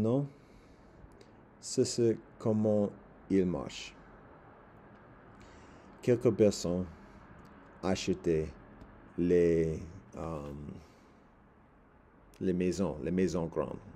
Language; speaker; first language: French; non-native, learner; English